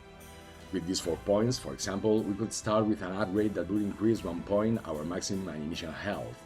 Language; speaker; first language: English; non-native, fluent; Spanish